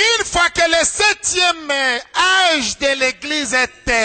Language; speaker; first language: French; non-native, local second language; Lingala